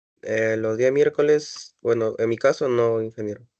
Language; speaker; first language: Spanish; native; Spanish